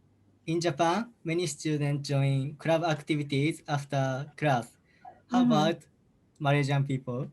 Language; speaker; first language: English; non-native, learner; Japanese